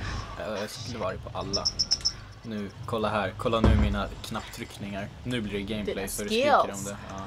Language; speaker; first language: Swedish; native; Swedish